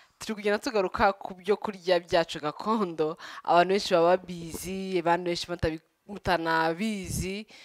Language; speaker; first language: Kinyarwanda; early bilingual, heritage; Kinyarwanda